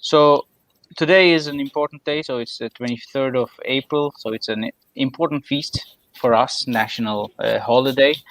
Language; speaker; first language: English; non-native, fluent; Turkish